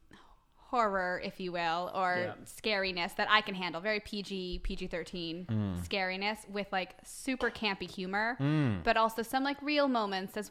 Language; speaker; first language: English; native; English